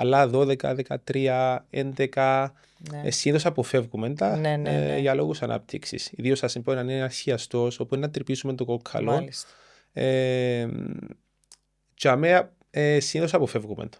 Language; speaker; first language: Greek; native; Greek